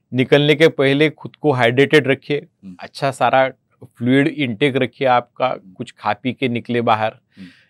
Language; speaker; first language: Hindi; non-native, local second language; Marathi